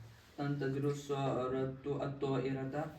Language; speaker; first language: Arabic; non-native, learner; Kashmiri